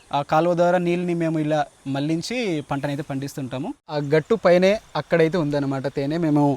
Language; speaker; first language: Telugu; non-native, local second language; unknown